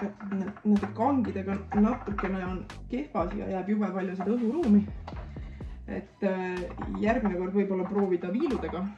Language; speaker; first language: Estonian; native; Estonian